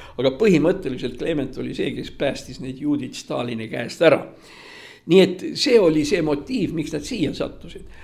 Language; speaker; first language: Estonian; non-native, local second language; Russian